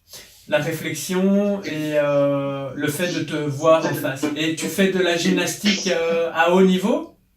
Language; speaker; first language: French; native; French